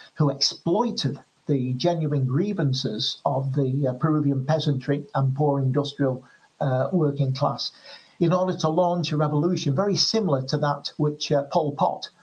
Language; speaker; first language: English; native; English